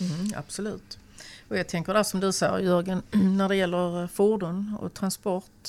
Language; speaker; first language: Swedish; native; Swedish